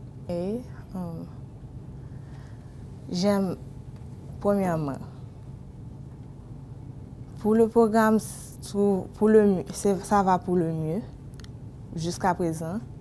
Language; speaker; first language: French; non-native, local second language; Haitian Creole